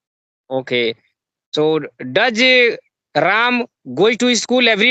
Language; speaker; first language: English; non-native, learner; Hindi